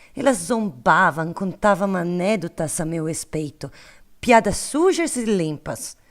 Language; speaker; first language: Portuguese; non-native, learner; Italian